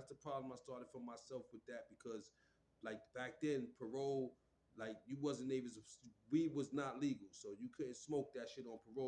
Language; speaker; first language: English; native; English